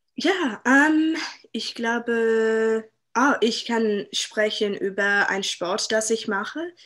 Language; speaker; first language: German; non-native, learner; English